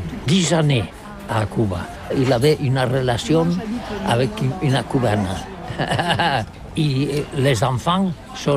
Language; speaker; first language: French; non-native, learner; Catalan